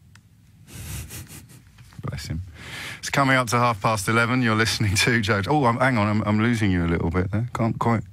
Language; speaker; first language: English; native; English